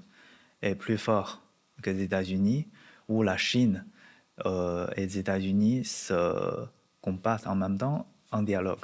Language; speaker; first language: French; non-native, learner; Chinese